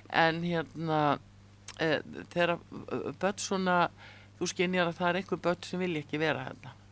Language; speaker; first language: Icelandic; native; Icelandic